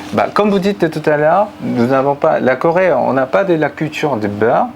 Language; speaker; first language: French; non-native, learner; Korean